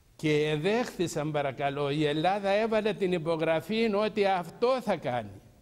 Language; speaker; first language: Greek; native; Greek